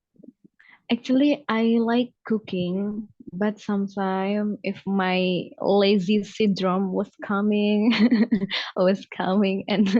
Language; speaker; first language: English; non-native, learner; Indonesian